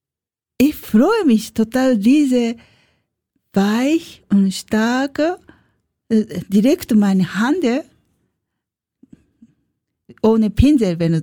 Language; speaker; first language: German; non-native, learner; Japanese